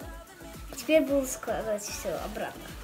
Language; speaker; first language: Russian; early bilingual, heritage; Russian